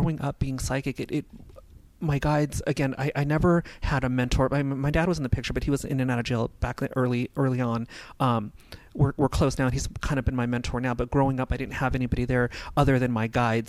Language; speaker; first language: English; native; English